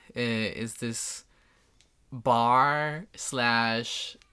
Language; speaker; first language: English; non-native, fluent; Spanish